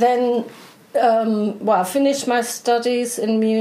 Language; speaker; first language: English; non-native, fluent; German